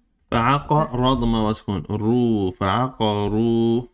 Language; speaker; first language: Arabic; non-native, fluent; English